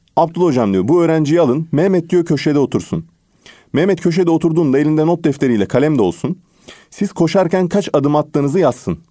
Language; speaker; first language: Turkish; native; Turkish